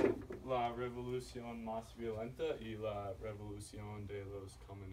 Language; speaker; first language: Spanish; non-native, learner; English